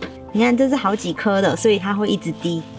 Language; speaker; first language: Chinese; native; Chinese